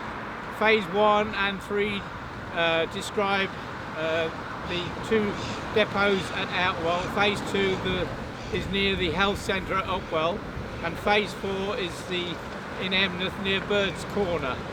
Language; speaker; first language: English; native; English